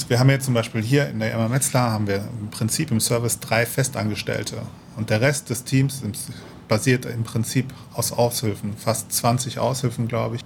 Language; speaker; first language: German; native; German